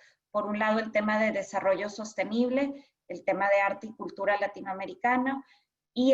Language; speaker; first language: Spanish; native; Spanish